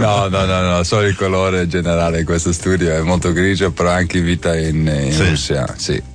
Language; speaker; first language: Italian; non-native, learner; Dutch